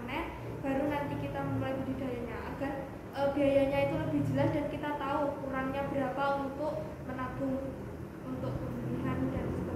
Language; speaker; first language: Indonesian; native; Indonesian